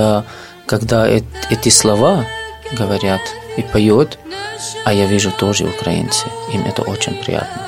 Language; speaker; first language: Russian; non-native, fluent; Arabic